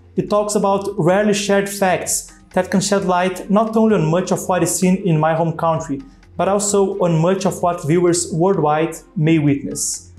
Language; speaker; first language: English; non-native, fluent; Portuguese